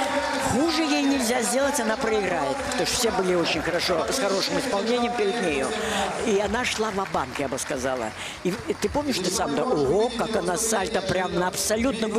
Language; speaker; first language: Russian; native; Russian